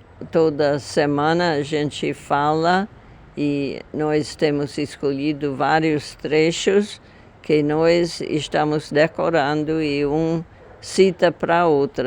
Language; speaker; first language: Portuguese; non-native, fluent; English